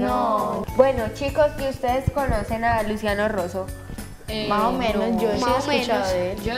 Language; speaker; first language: Spanish; native; Spanish